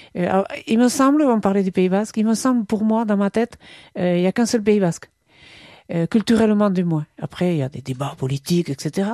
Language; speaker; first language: French; non-native, local second language; Basque